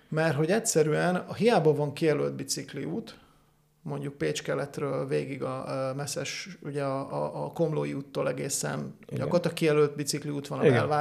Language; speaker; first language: Hungarian; native; Hungarian